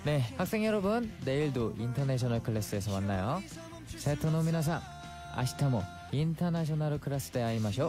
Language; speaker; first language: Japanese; non-native, learner; Korean